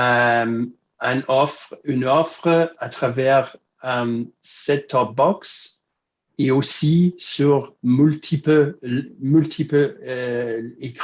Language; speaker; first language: French; non-native, fluent; English